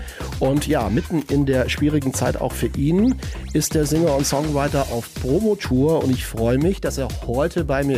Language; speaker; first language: German; native; German